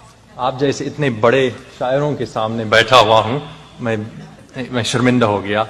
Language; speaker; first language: Urdu; non-native, fluent; English